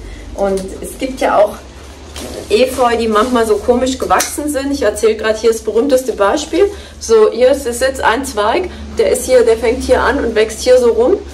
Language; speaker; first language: German; native; German